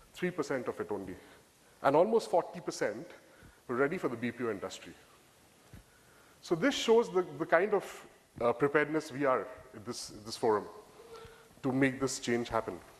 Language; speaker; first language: English; non-native, local second language; Bangla